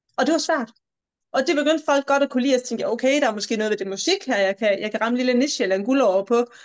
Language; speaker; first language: Danish; native; Danish